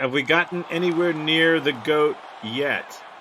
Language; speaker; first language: English; native; English